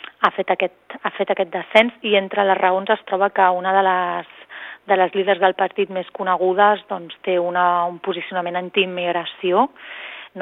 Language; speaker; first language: Catalan; native; Catalan